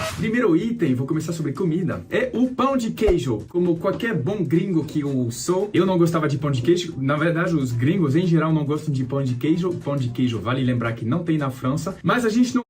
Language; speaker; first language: Portuguese; non-native, fluent; French